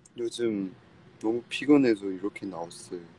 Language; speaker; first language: Korean; non-native, fluent; Chinese